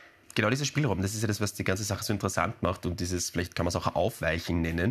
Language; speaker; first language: German; native; German